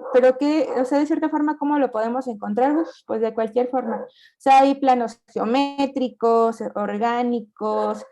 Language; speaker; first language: Spanish; native; Spanish